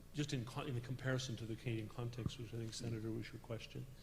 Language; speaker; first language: English; native; English